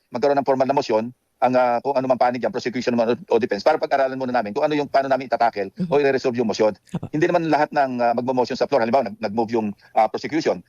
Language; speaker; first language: Filipino; native; Filipino